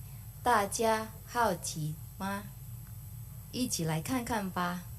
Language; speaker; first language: Chinese; non-native, learner; Indonesian